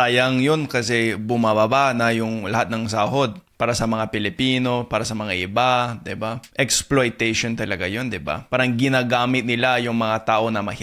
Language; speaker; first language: Filipino; non-native, fluent; English